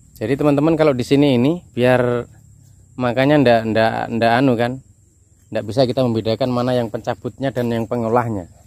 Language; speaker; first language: Indonesian; non-native, local second language; Javanese